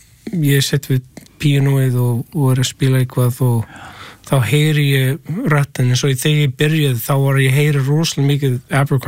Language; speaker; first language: Icelandic; non-native, learner; English